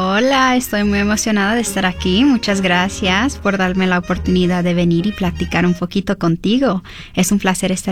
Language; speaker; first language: Spanish; early bilingual, heritage; Spanish